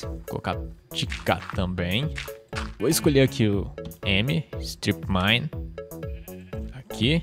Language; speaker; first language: Portuguese; native; Portuguese